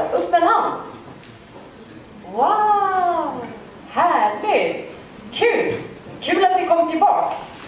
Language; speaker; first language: Swedish; native; Swedish